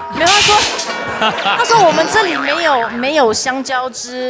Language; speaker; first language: Chinese; native; Chinese